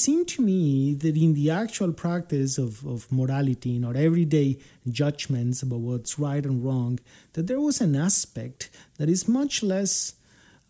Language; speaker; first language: English; non-native, fluent; Spanish